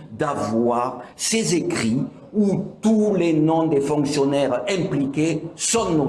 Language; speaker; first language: French; native; French